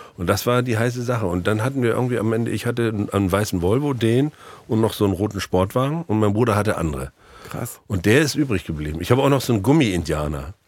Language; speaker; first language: German; native; German